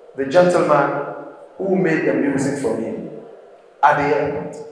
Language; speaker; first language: English; non-native, local second language; Akan